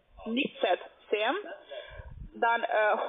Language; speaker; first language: German; non-native, learner; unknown